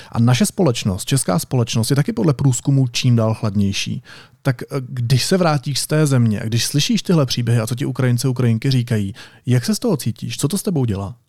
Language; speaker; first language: Czech; native; Czech